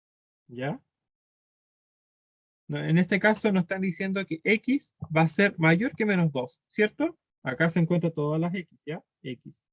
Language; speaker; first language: Spanish; native; Spanish